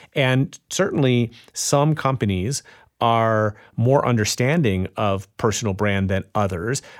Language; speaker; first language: English; native; English